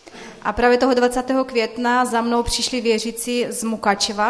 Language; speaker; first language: Czech; non-native, fluent; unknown